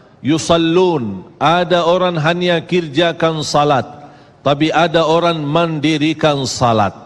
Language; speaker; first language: Malay; native; Malay